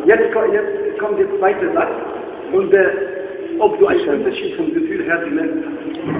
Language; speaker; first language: German; non-native, fluent; Arabic